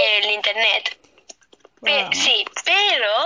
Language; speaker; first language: Spanish; early bilingual, heritage; Spanish